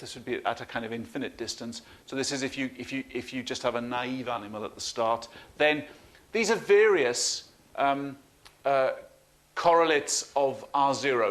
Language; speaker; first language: English; native; English